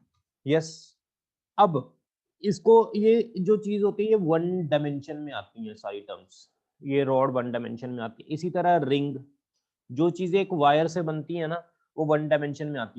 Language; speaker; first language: Hindi; native; Hindi